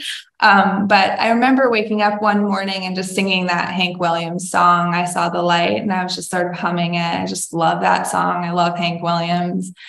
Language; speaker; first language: English; native; English